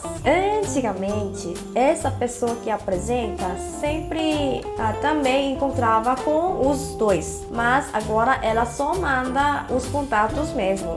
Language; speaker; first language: Portuguese; non-native, fluent; Korean